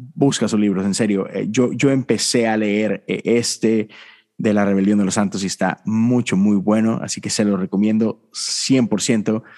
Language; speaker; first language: Spanish; native; Spanish